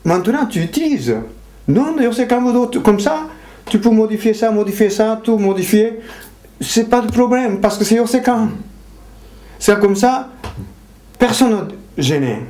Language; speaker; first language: French; non-native, fluent; Japanese